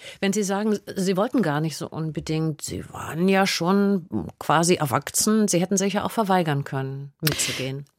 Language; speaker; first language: German; native; German